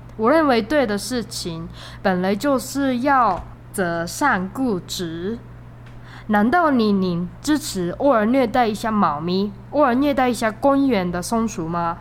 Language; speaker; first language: Chinese; non-native, fluent; Japanese